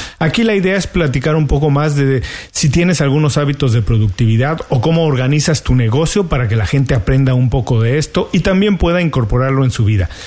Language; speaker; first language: Spanish; native; Spanish